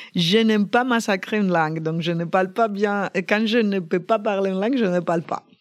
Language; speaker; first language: French; non-native, fluent; Greek